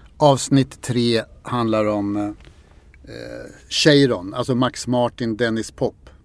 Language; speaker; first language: Swedish; native; Swedish